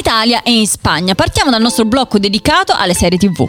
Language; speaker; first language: Italian; native; Italian